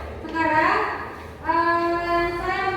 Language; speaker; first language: Indonesian; native; Indonesian